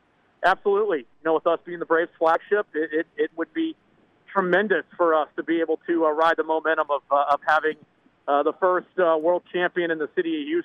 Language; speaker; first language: English; native; English